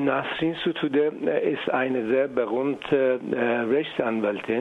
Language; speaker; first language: German; non-native, fluent; Persian